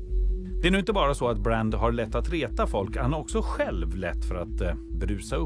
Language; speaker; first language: Swedish; native; Swedish